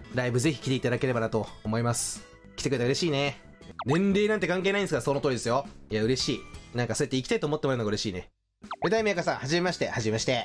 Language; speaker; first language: Japanese; native; Japanese